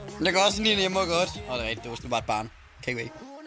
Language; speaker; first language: Danish; native; Danish